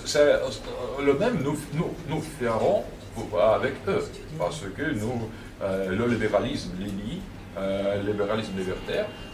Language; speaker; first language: French; non-native, fluent; Russian